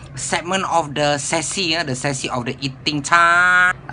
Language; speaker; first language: English; non-native, local second language; Malay